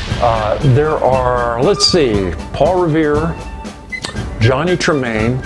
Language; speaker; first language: English; native; English